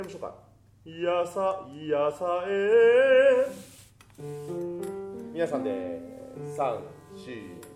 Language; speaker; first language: Japanese; native; Japanese